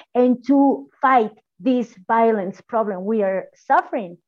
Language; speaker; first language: English; non-native, fluent; Spanish